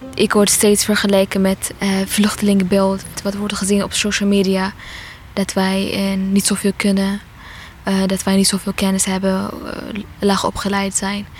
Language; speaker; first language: Dutch; non-native, fluent; Tigrinya